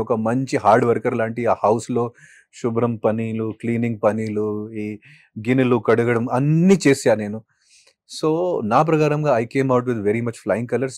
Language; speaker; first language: Telugu; non-native, fluent; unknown